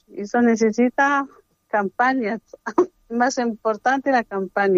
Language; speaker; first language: Spanish; non-native, learner; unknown